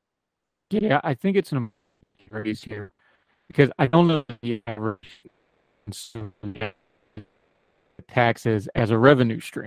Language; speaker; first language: English; native; English